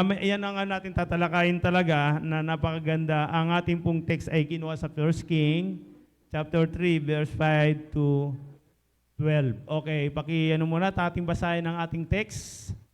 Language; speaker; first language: Filipino; non-native, local second language; Pampanga